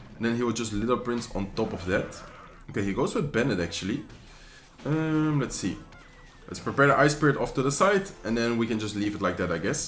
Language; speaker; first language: English; non-native, fluent; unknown